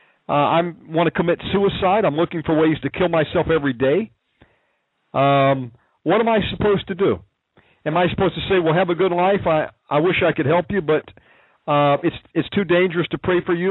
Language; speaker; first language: English; native; English